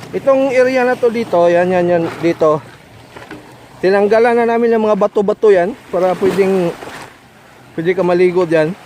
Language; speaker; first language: Filipino; non-native, local second language; Cebuano